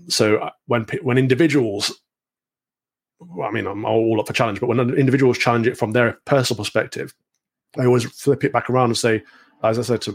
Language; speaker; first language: English; native; English